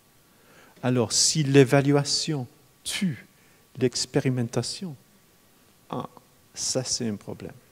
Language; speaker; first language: French; non-native, fluent; English